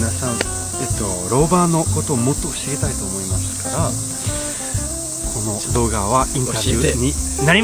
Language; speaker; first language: Japanese; non-native, learner; French